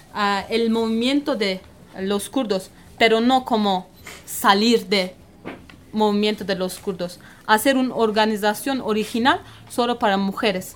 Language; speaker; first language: Spanish; non-native, learner; Kurdish